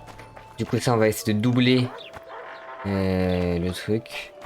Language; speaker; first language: French; native; French